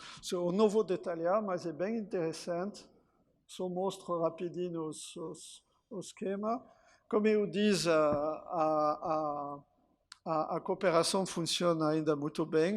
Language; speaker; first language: Portuguese; non-native, fluent; French